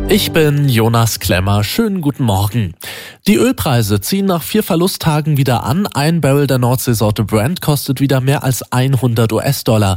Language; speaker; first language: German; native; German